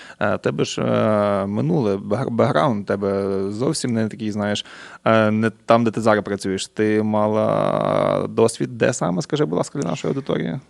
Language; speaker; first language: Ukrainian; native; Ukrainian